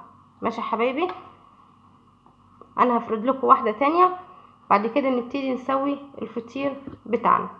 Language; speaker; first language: Arabic; native; Arabic